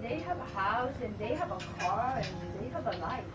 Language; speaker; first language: English; non-native, learner; Japanese